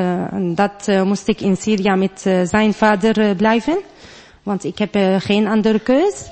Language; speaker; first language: Dutch; non-native, learner; Arabic